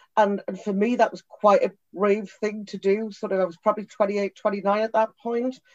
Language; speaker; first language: English; native; English